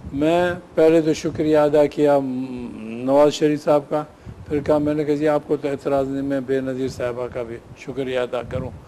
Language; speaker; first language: Urdu; non-native, local second language; Sindhi